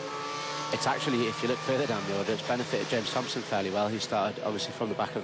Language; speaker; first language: English; native; English